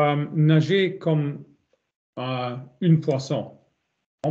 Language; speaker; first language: French; non-native, learner; German